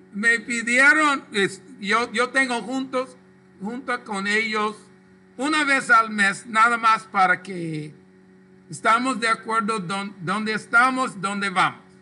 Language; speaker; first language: Spanish; non-native, local second language; English